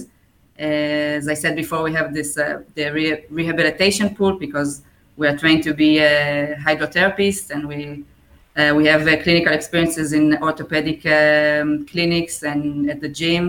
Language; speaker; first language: English; non-native, fluent; Hebrew